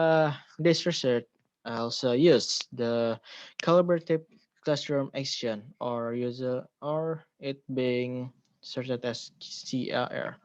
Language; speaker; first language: English; non-native, learner; Indonesian